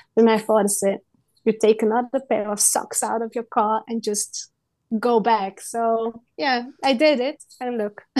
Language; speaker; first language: English; non-native, learner; Dutch